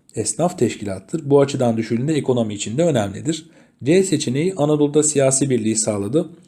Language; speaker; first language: Turkish; native; Turkish